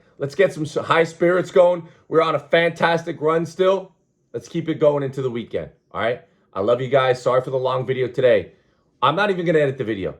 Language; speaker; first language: English; native; English